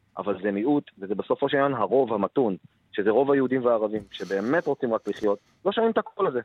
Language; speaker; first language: Hebrew; non-native, local second language; Arabic